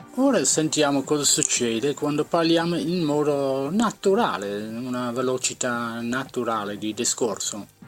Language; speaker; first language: Italian; native; Italian